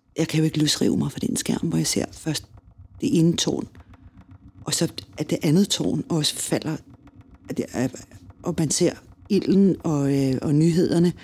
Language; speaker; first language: Danish; native; Danish